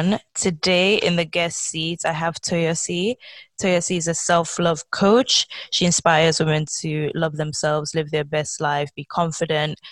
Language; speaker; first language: English; non-native, local second language; Yoruba